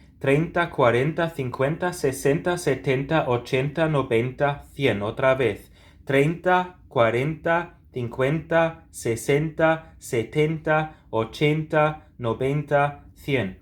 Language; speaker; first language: Spanish; non-native, fluent; English